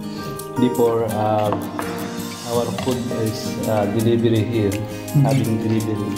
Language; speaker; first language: English; non-native, learner; Filipino